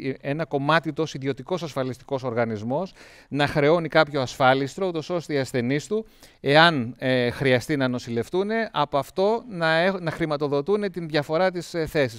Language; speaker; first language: Greek; native; Greek